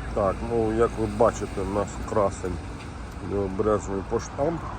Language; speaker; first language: Ukrainian; non-native, local second language; Russian